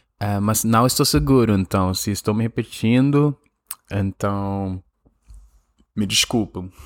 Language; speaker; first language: Portuguese; non-native, fluent; Spanish